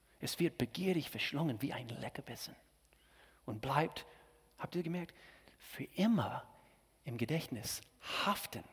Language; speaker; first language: German; non-native, fluent; English